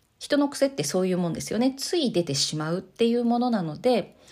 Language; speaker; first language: Japanese; native; Japanese